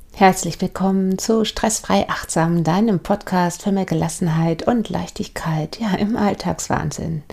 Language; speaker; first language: German; native; German